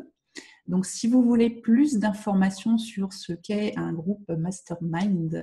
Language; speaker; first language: French; native; French